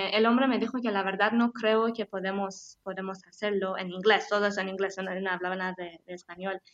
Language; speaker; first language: Spanish; non-native, fluent; Persian